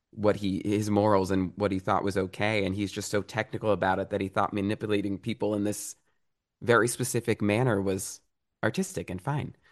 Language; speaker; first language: English; early bilingual, other home language; Italian